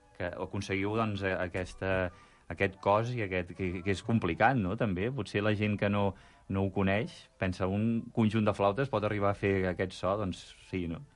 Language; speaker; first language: Catalan; native; Catalan